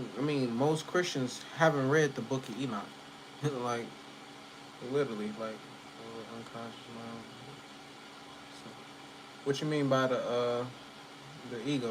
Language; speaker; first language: English; native; English